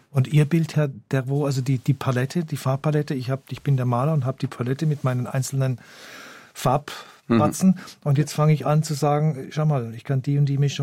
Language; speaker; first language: German; native; German